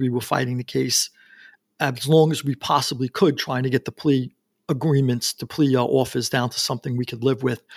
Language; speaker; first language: English; native; English